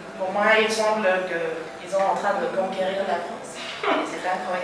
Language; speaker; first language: French; non-native, learner; Spanish